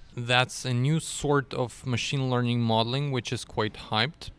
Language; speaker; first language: English; non-native, fluent; Russian